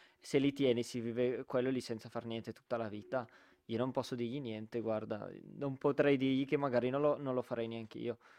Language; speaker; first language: Italian; native; Italian